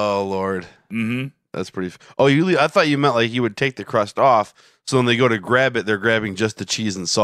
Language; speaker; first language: English; native; English